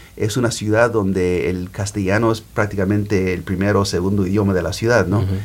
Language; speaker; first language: Spanish; early bilingual, heritage; Spanish